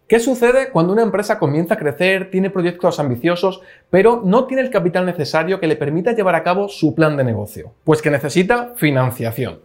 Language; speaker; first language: Spanish; native; Spanish